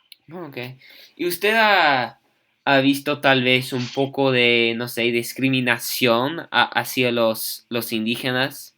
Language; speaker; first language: Spanish; non-native, fluent; English